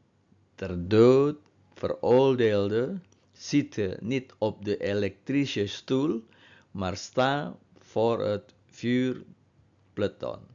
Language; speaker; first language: Dutch; non-native, fluent; Indonesian